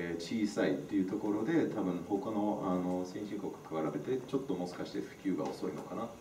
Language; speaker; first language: Japanese; non-native, fluent; English